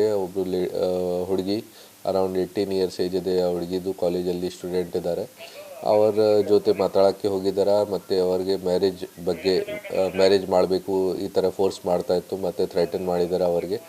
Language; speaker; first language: Kannada; non-native, fluent; Hindi